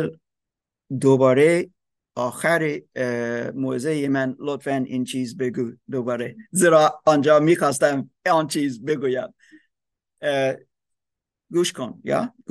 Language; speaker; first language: Persian; non-native, learner; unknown